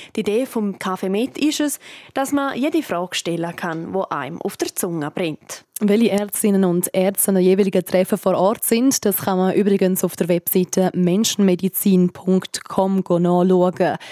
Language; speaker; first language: German; native; German